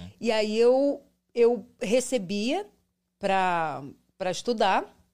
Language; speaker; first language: Portuguese; native; Portuguese